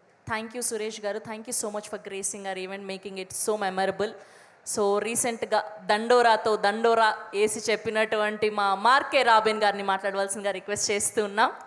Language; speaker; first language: Telugu; native; Telugu